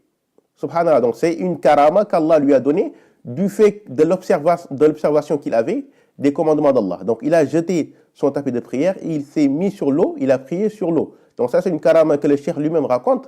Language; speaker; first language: French; native; French